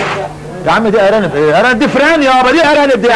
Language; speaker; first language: Arabic; native; Arabic